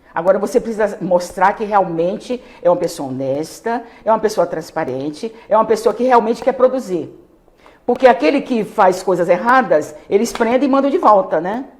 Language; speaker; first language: Portuguese; native; Portuguese